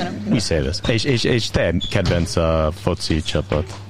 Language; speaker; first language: Hungarian; non-native, learner; English